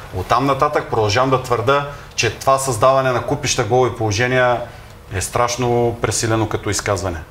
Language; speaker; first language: Bulgarian; native; Bulgarian